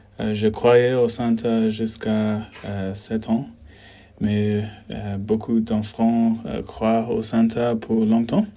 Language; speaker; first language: French; native; French